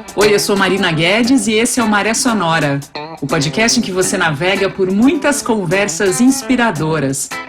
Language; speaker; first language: Portuguese; native; Portuguese